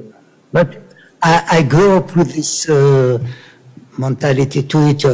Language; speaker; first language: English; non-native, learner; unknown